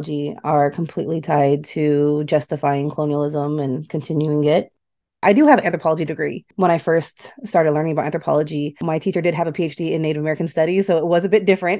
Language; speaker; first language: English; native; English